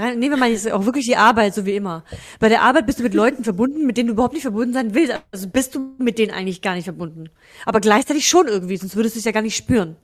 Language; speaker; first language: German; early bilingual, other home language; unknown